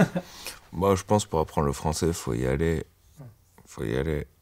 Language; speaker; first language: French; native; French